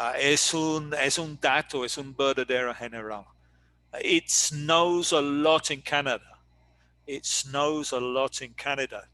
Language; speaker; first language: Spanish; non-native, fluent; English